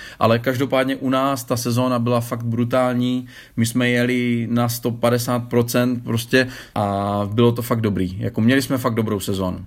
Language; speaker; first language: Czech; native; Czech